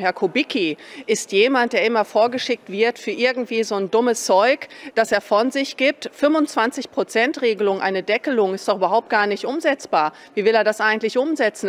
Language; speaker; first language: German; native; German